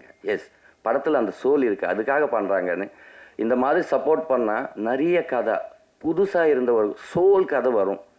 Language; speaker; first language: Tamil; non-native, learner; Telugu